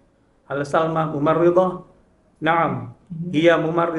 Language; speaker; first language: Arabic; non-native, learner; Indonesian